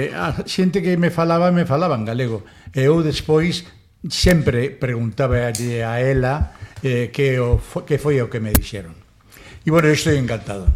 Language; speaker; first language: Galician; non-native, local second language; Spanish